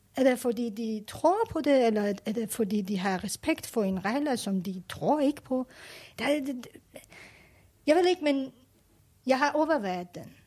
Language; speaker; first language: Danish; non-native, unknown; Persian